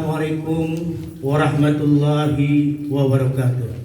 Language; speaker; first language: Indonesian; native; Indonesian